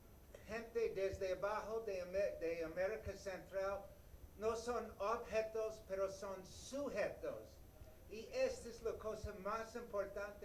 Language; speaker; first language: Spanish; non-native, learner; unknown